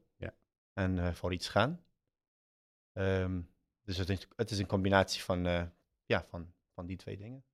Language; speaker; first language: Dutch; early bilingual, other home language; Arabic